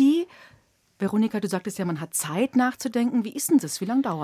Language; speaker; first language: German; native; German